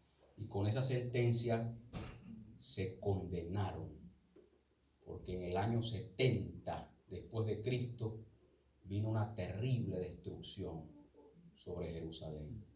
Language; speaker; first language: Spanish; native; Spanish